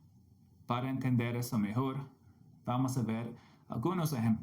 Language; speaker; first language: Spanish; non-native, fluent; English